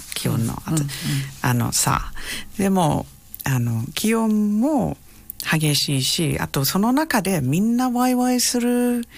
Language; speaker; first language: Japanese; non-native, fluent; English